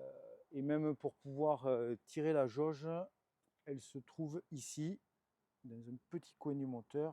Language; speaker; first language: French; native; French